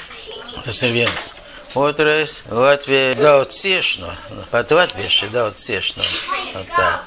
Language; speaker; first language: Latvian; non-native, local second language; Russian